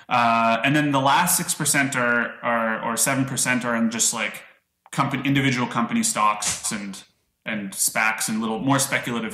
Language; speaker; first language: English; native; English